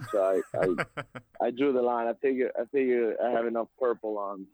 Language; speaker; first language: English; non-native, fluent; Spanish